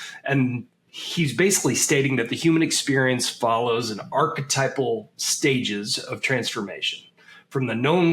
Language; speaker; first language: English; native; English